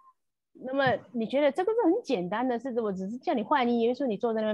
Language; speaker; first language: Chinese; native; Chinese